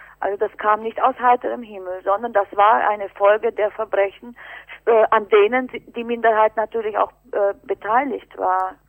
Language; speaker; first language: German; native; German